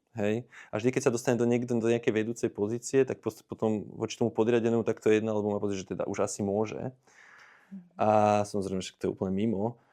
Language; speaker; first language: Slovak; native; Slovak